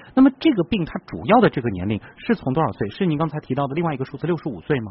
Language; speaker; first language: Chinese; native; Chinese